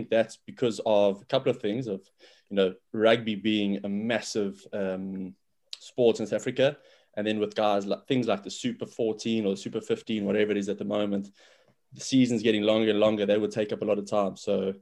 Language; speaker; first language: English; native; English